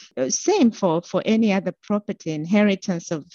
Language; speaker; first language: English; non-native, local second language; Gusii